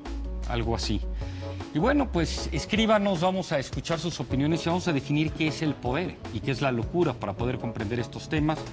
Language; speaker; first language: Spanish; native; Spanish